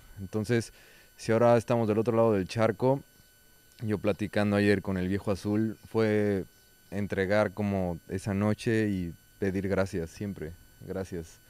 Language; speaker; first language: Spanish; native; Spanish